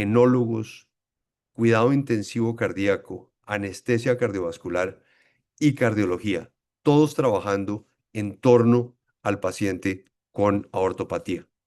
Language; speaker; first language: Spanish; native; Spanish